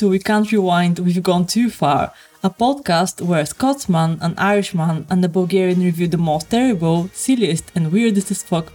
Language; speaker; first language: English; native; English